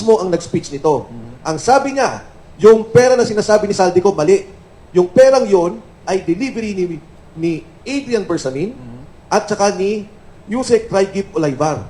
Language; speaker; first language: Filipino; native; Filipino